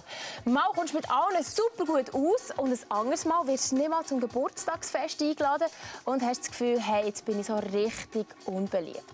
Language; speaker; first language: German; native; German